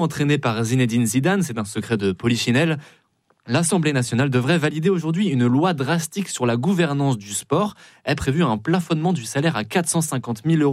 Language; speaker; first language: French; native; French